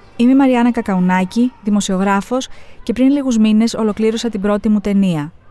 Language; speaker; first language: Greek; native; Greek